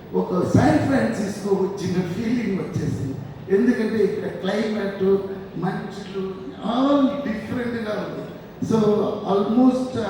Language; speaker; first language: Telugu; non-native, fluent; Tamil